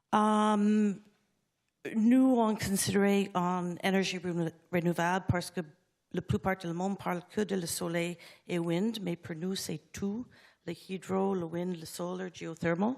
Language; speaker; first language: French; non-native, learner; English